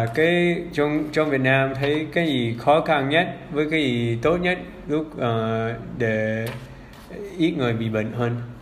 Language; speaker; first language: Vietnamese; early bilingual, heritage; English